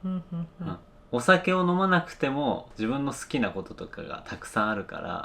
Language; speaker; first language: Japanese; native; Japanese